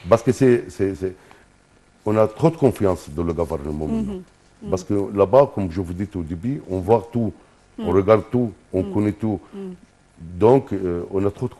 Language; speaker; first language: French; non-native, fluent; Arabic